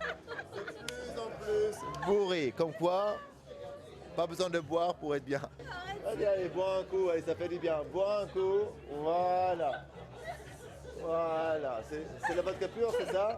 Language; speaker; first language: French; native; French